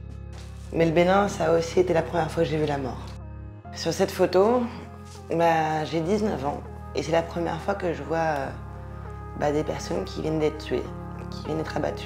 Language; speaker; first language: French; native; French